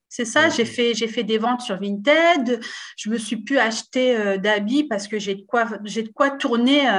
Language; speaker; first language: French; native; French